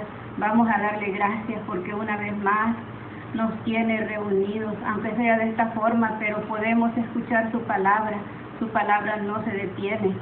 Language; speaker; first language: Spanish; native; Spanish